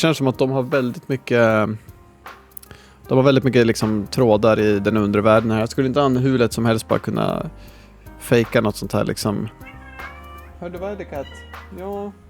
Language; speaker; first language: Swedish; native; Swedish